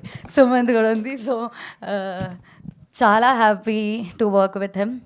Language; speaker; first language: Telugu; non-native, learner; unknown